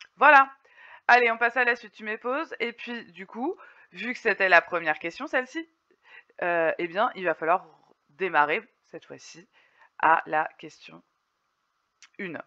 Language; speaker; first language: French; native; French